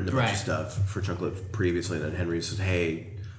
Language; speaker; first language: English; native; English